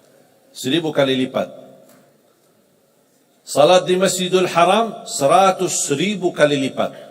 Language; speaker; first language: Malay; non-native, fluent; Arabic